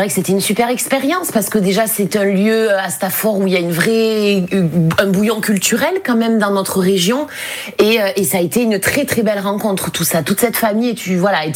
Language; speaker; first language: French; native; French